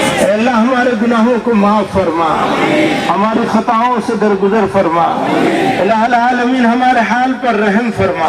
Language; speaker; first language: Urdu; native; Urdu